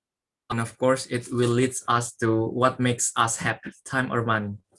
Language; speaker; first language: English; non-native, learner; Indonesian